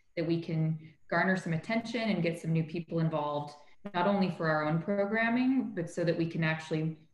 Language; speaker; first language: English; native; English